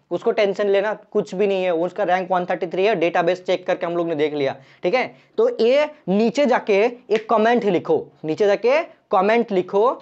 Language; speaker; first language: Hindi; non-native, local second language; Bangla